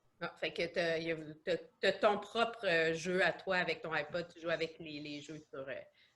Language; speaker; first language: French; native; French